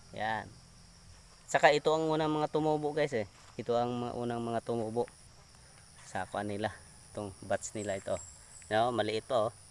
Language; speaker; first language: Filipino; non-native, local second language; Cebuano